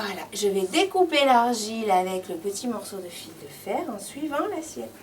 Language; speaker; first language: French; native; French